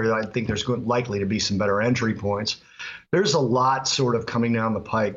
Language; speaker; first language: English; native; English